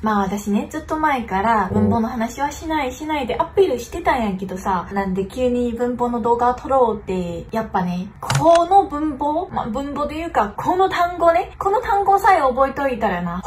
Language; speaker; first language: Japanese; non-native, fluent; Chinese